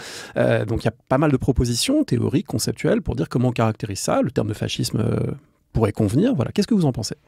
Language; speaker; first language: French; native; French